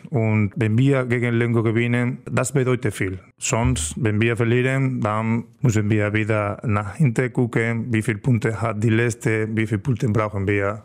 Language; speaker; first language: German; non-native, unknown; Spanish